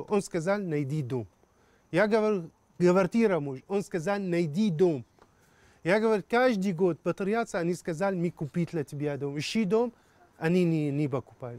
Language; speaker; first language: Russian; non-native, learner; Arabic